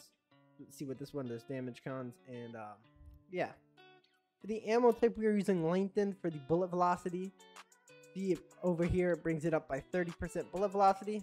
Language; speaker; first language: English; native; English